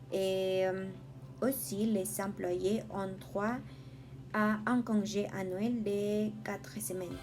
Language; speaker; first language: French; non-native, learner; Spanish